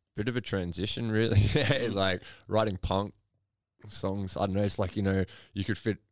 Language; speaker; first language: English; native; English